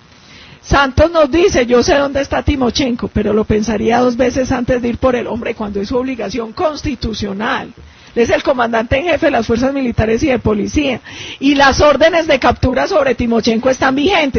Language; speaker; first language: Spanish; native; Spanish